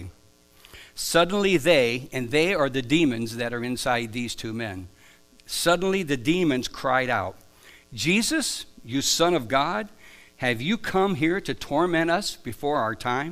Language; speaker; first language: English; native; English